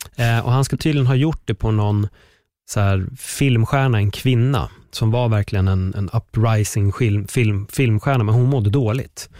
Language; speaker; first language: Swedish; native; Swedish